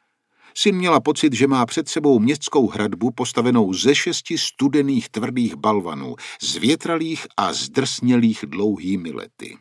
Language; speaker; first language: Czech; native; Czech